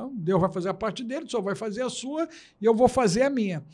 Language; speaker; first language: Portuguese; native; Portuguese